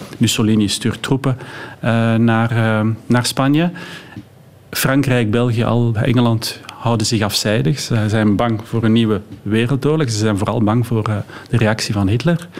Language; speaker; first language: Dutch; native; Dutch